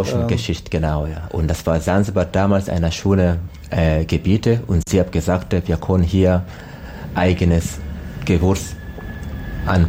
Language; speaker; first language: German; non-native, learner; Swahili